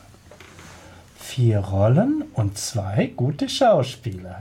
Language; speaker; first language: German; native; German